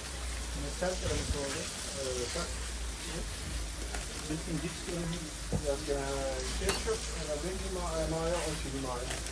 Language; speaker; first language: Danish; non-native, fluent; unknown